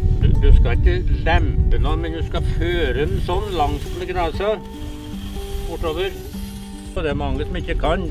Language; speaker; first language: Norwegian; native; Norwegian